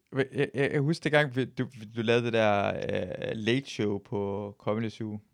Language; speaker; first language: Danish; early bilingual, other home language; Persian